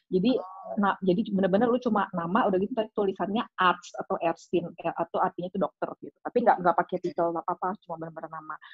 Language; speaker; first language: Indonesian; native; Indonesian